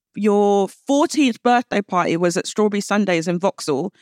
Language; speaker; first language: English; native; English